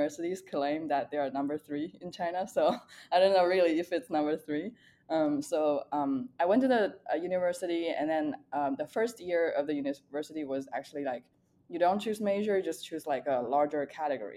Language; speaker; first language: English; non-native, fluent; Chinese